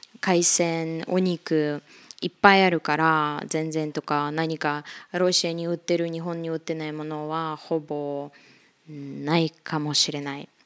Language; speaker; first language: Japanese; non-native, fluent; Russian